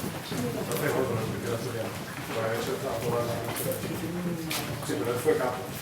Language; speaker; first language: Spanish; native; Spanish